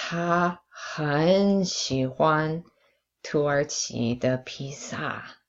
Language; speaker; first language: Chinese; non-native, fluent; English